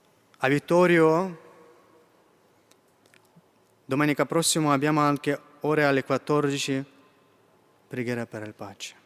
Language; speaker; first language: Italian; non-native, fluent; Ukrainian